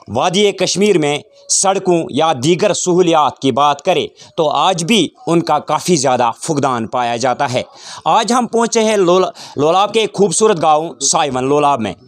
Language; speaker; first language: Urdu; non-native, local second language; Kashmiri